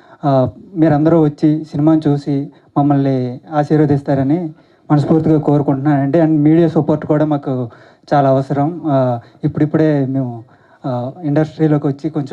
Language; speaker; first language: Telugu; native; Telugu